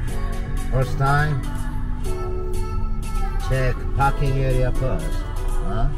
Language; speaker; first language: English; non-native, learner; Korean